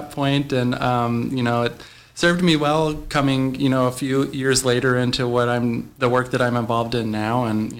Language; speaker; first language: English; native; English